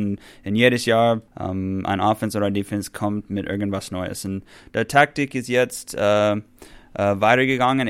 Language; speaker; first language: German; non-native, fluent; English